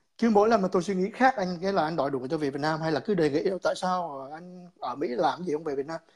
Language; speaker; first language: Vietnamese; native; Vietnamese